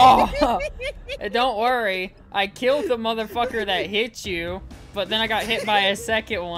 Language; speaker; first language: English; native; English